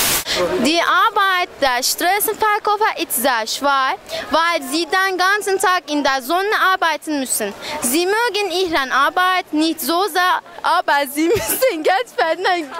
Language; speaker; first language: German; non-native, learner; Turkish